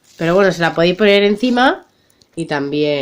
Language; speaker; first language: Spanish; native; Spanish